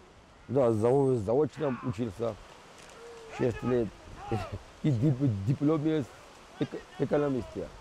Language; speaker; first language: Russian; non-native, local second language; Georgian